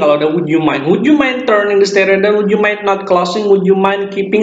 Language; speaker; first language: English; non-native, fluent; Indonesian